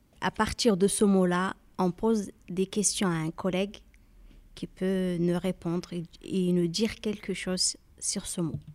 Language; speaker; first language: French; non-native, learner; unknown